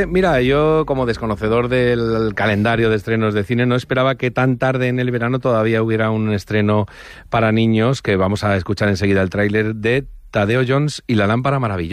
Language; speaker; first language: Spanish; native; Spanish